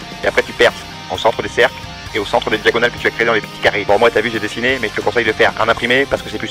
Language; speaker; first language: French; native; French